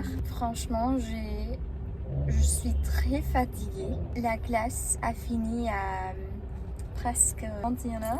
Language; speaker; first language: French; non-native, learner; English